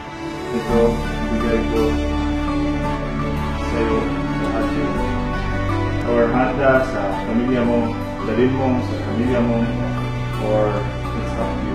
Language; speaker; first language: Filipino; non-native, learner; Arabic